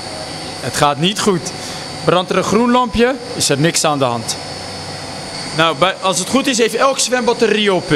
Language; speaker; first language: Dutch; native; Dutch